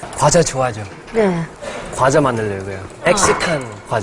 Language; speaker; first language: Korean; native; Korean